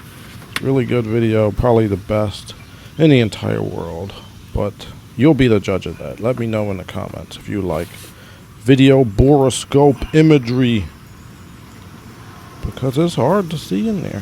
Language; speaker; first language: English; native; English